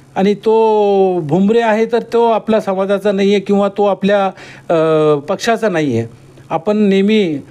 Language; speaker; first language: Marathi; non-native, local second language; Marwari